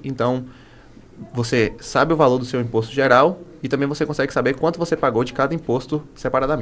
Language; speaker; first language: Portuguese; native; Portuguese